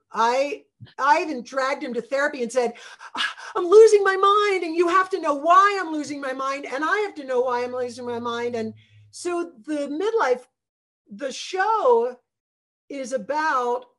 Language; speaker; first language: English; native; English